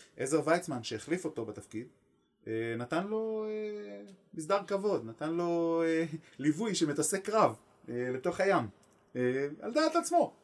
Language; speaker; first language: Hebrew; native; Hebrew